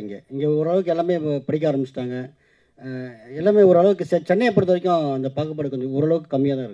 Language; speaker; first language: Tamil; native; Tamil